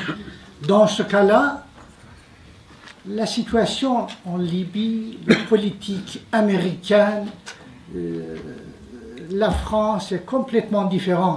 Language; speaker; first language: French; non-native, fluent; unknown